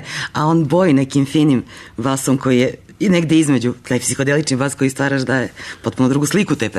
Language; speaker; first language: Serbian; native; Serbian